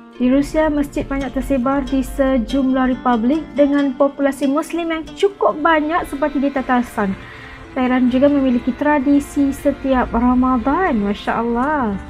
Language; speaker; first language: Malay; native; Malay